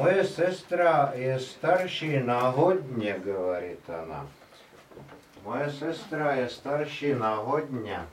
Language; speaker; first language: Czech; non-native, fluent; Russian